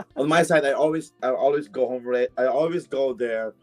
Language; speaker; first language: English; non-native, local second language; Filipino